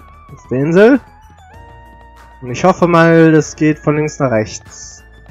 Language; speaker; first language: German; native; German